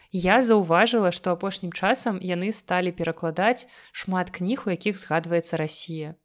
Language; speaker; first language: Belarusian; native; Belarusian